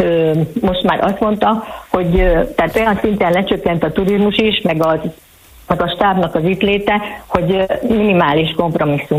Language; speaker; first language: Hungarian; native; Hungarian